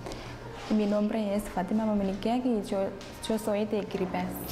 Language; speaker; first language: Spanish; non-native, learner; English